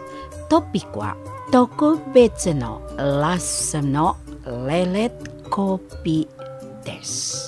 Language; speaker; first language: Japanese; non-native, fluent; Indonesian